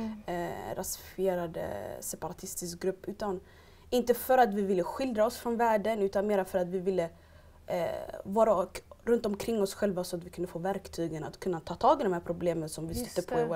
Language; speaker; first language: Swedish; early bilingual, other home language; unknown